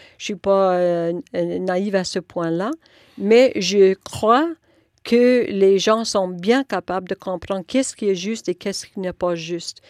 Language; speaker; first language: French; non-native, local second language; English